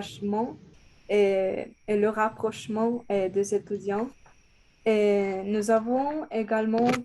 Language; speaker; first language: French; non-native, learner; Spanish